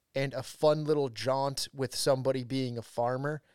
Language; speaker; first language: English; native; English